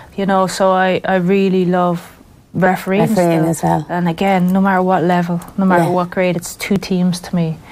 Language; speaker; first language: English; native; English